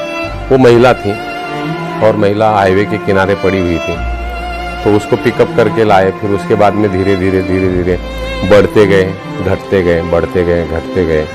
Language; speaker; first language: Hindi; native; Hindi